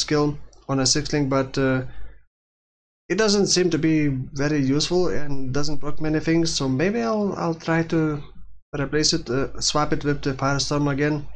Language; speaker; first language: English; non-native, fluent; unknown